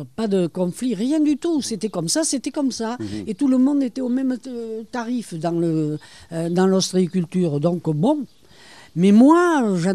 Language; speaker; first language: French; native; French